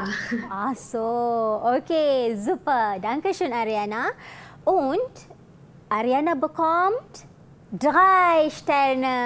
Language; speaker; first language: German; non-native, fluent; Malay